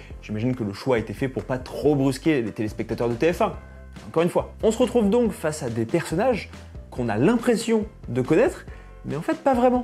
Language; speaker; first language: French; native; French